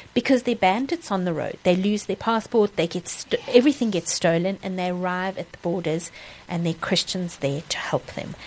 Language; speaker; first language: English; native; English